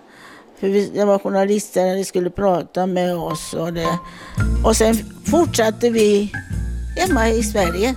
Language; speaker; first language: Swedish; non-native, fluent; Italian